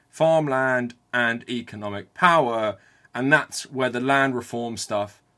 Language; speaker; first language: English; native; English